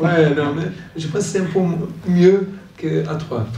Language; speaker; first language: French; non-native, fluent; Portuguese